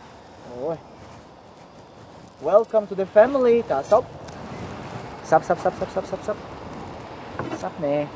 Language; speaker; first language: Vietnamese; non-native, learner; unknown